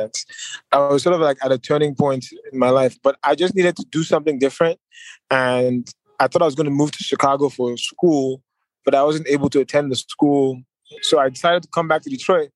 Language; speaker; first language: English; non-native, local second language; Yoruba